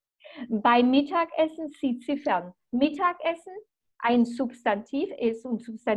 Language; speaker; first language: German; non-native, fluent; Spanish